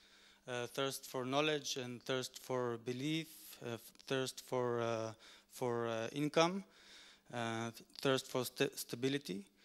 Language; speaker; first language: English; non-native, fluent; Hebrew